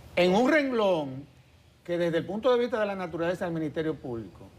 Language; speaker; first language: Spanish; native; Spanish